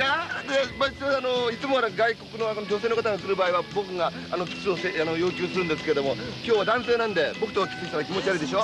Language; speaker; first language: Japanese; native; Japanese